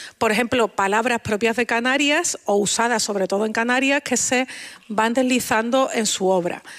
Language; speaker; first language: Spanish; native; Spanish